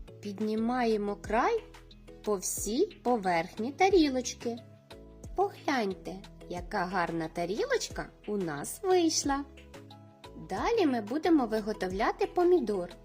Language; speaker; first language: Ukrainian; native; Ukrainian